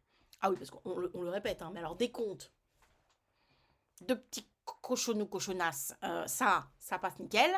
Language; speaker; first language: French; native; French